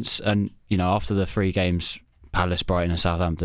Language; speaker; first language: English; native; English